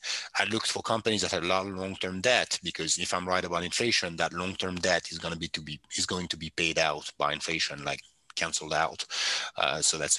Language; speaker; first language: English; non-native, fluent; French